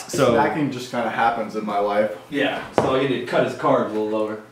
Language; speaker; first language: English; native; English